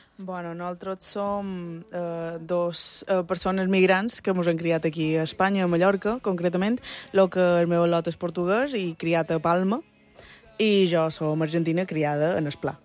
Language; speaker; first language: Catalan; early bilingual, other home language; Spanish